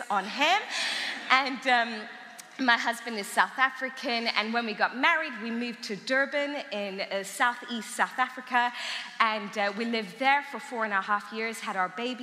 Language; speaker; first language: English; early bilingual, other home language; Armenian